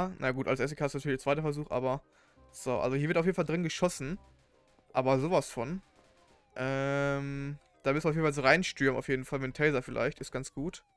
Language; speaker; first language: German; native; German